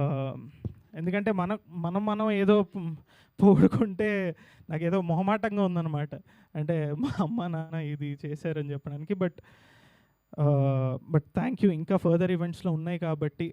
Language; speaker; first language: Telugu; native; Telugu